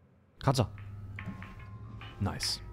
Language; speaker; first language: Korean; non-native, fluent; German